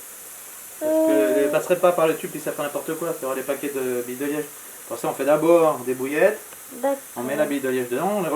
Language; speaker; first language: French; native; French